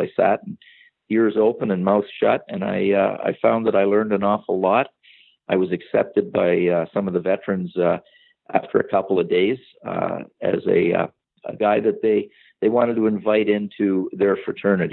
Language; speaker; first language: English; native; English